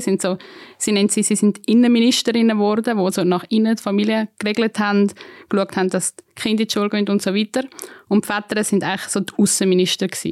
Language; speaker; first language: German; native; German